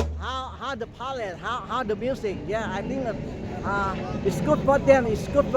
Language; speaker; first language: English; non-native, learner; Thai